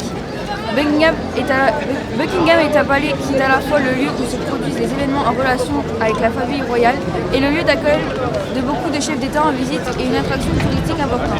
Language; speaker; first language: French; native; French